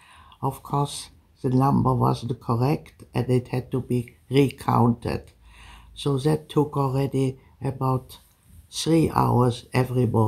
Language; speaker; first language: English; early bilingual, other home language; German